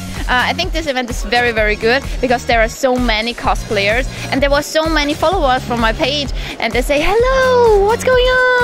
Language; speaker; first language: English; non-native, fluent; German